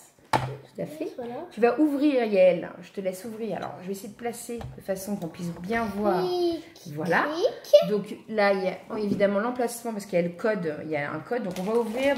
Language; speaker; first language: French; native; French